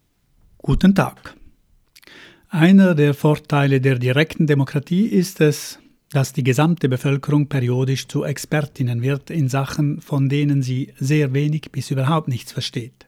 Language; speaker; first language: German; native; German